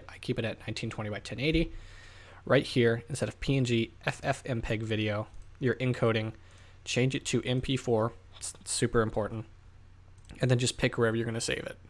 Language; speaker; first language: English; native; English